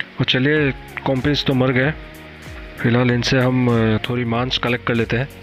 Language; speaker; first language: Hindi; non-native, local second language; Assamese